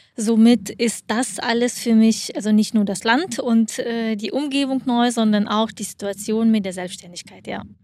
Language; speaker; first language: German; non-native, fluent; Lithuanian